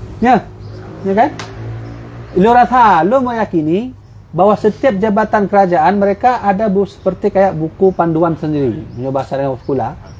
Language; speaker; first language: Malay; non-native, local second language; Achinese